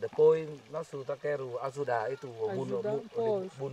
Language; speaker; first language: Portuguese; non-native, learner; Vietnamese